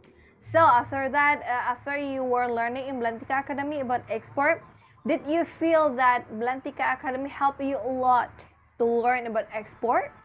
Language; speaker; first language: English; non-native, fluent; Indonesian